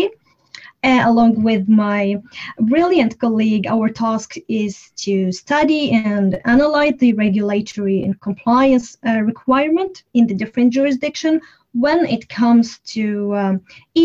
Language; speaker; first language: English; non-native, fluent; Arabic